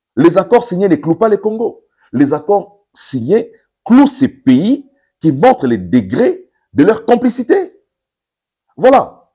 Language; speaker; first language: French; non-native, local second language; Lingala